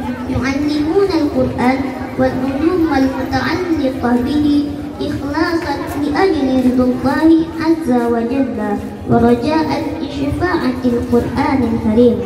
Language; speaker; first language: Arabic; non-native, learner; Indonesian